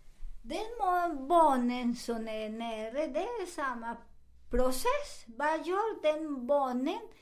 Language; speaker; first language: Swedish; non-native, learner; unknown